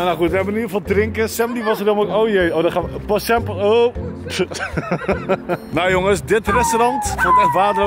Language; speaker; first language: Dutch; native; Dutch